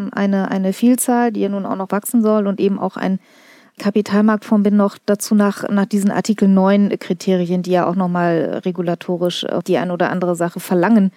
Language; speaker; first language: German; native; German